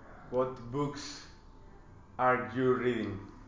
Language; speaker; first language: English; non-native, learner; Spanish